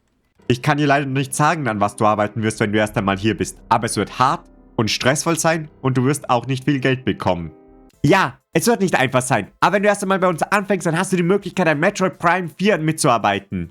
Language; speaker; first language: German; native; German